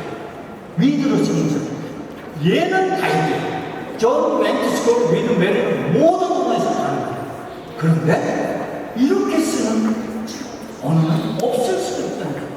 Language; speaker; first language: Korean; native; Korean